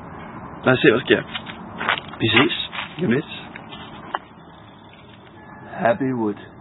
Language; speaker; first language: Danish; native; Danish